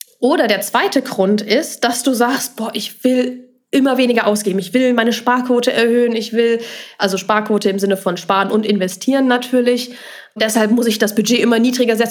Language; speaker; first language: German; native; German